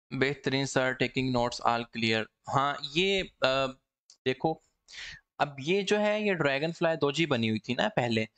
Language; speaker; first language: Hindi; native; Hindi